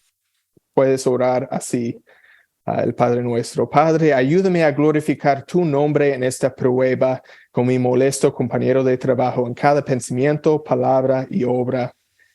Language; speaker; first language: Spanish; non-native, fluent; English